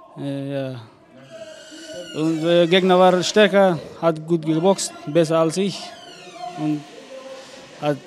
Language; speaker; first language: German; non-native, learner; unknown